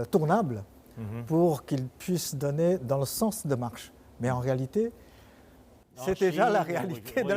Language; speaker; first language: French; non-native, fluent; Chinese